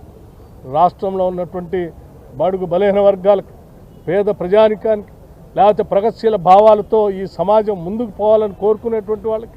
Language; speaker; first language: Telugu; native; Telugu